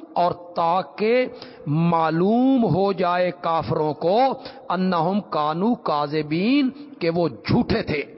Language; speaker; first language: Urdu; non-native, local second language; Punjabi